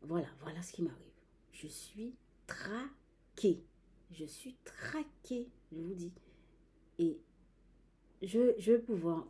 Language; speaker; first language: French; native; French